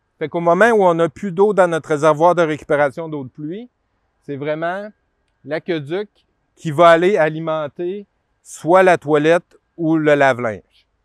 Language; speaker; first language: French; native; French